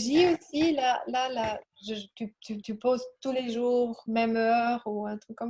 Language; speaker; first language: French; non-native, learner; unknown